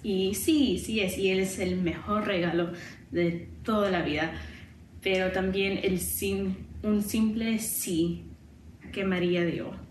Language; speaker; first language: Spanish; non-native, learner; English